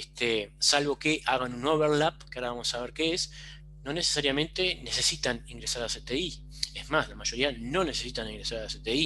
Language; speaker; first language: Spanish; native; Spanish